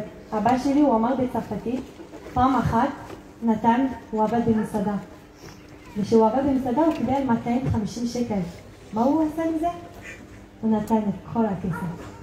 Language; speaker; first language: Hebrew; non-native, fluent; French